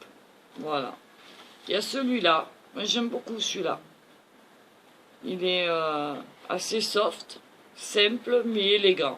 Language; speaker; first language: French; native; French